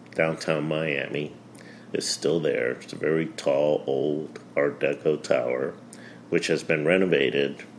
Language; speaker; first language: English; early bilingual, other home language; Spanish